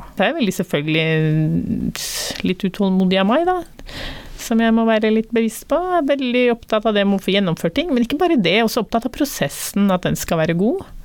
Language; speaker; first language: Norwegian; early bilingual, other home language; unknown